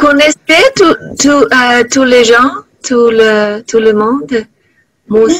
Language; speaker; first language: French; non-native, learner; Chinese